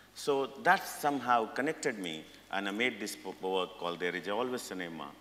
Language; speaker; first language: English; non-native, local second language; Hindi